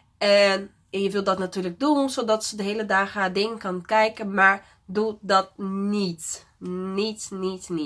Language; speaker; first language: Dutch; non-native, fluent; Portuguese